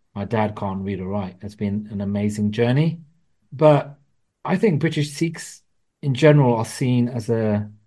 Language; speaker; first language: English; early bilingual, other home language; Punjabi